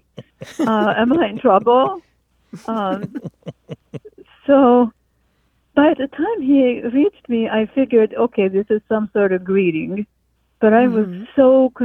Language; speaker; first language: English; non-native, fluent; Hungarian